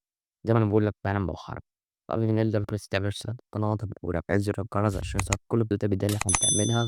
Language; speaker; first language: Arabic; native; Arabic